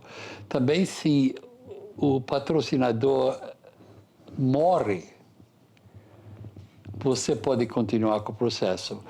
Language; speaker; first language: Portuguese; non-native, fluent; English